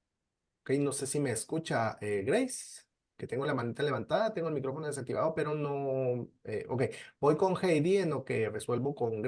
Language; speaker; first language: Spanish; native; Spanish